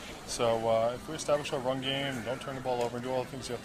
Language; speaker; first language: English; native; English